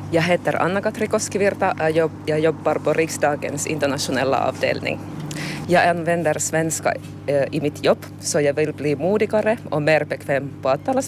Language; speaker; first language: Swedish; non-native, local second language; Finnish